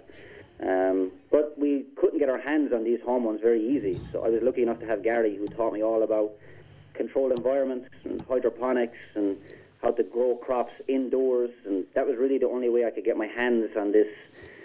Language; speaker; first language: English; native; English